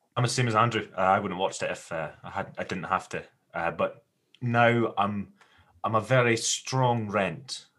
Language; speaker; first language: English; native; English